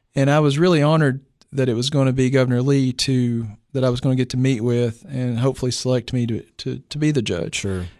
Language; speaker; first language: English; native; English